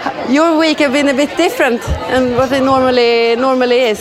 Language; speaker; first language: English; non-native, fluent; Swedish